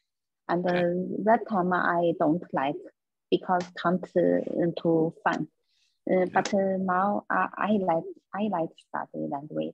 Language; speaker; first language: English; non-native, learner; Chinese